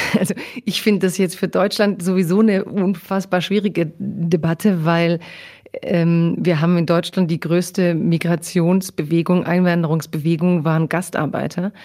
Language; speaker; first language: German; early bilingual, other home language; Croatian